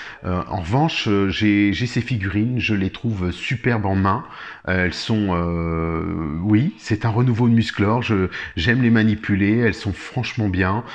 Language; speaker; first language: French; native; French